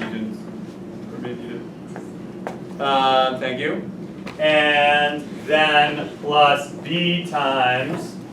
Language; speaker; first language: English; native; English